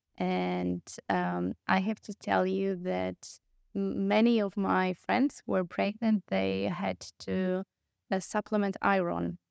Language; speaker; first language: English; non-native, fluent; Polish